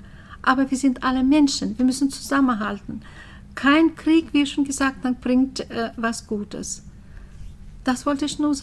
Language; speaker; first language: German; early bilingual, heritage; German